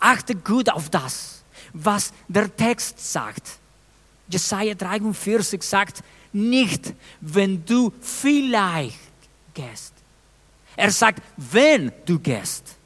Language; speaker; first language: German; non-native, fluent; Spanish